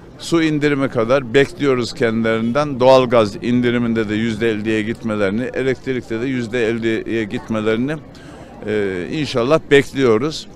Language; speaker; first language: Turkish; native; Turkish